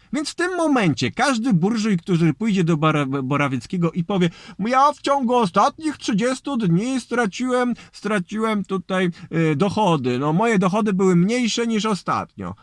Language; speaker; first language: Polish; native; Polish